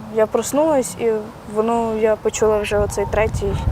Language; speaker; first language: Ukrainian; native; Ukrainian